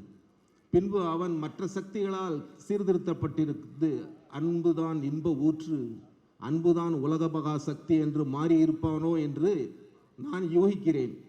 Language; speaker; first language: Tamil; native; Tamil